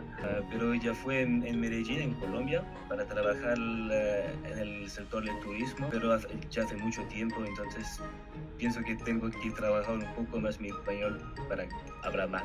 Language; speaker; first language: Spanish; non-native, fluent; French